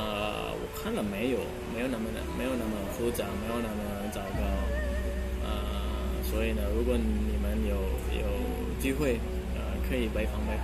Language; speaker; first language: Chinese; non-native, fluent; Indonesian